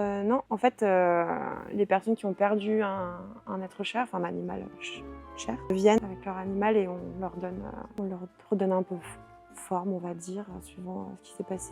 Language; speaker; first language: French; native; French